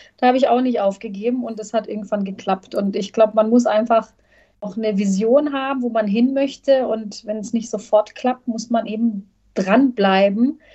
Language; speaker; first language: German; early bilingual, other home language; Bosnian